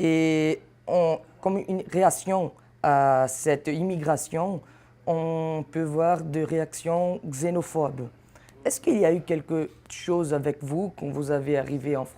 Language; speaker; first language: French; non-native, fluent; Portuguese